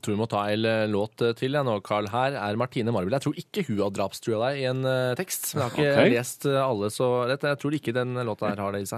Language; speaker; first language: Norwegian; native; Norwegian